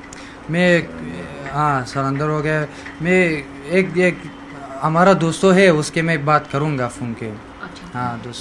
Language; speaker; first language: Hindi; non-native, learner; Persian